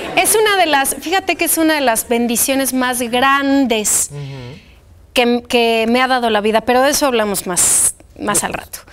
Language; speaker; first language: Spanish; early bilingual, other home language; Polish